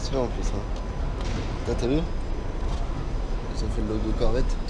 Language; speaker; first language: French; native; French